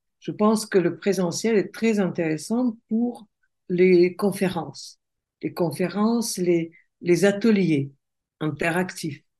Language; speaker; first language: French; non-native, fluent; Russian